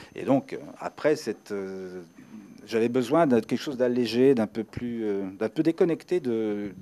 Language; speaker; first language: French; non-native, fluent; Serbian